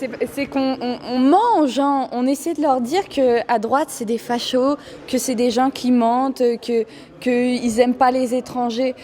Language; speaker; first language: French; native; French